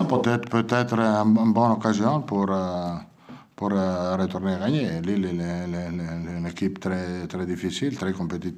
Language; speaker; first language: French; non-native, learner; Italian